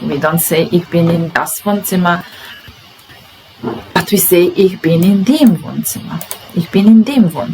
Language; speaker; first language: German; non-native, fluent; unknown